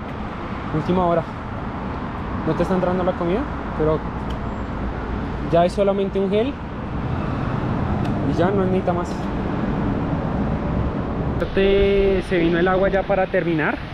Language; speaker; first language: Spanish; native; Spanish